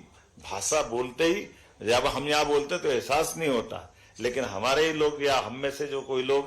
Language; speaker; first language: Hindi; native; Hindi